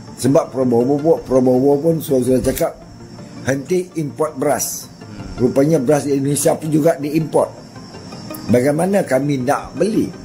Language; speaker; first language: Malay; native; Malay